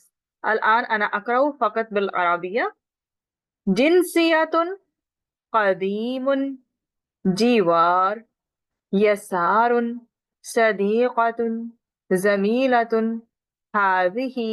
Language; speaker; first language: Arabic; non-native, fluent; Urdu